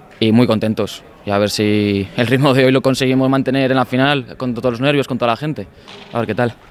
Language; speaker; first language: Spanish; native; Spanish